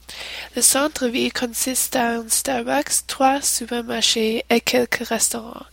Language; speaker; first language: French; non-native, learner; English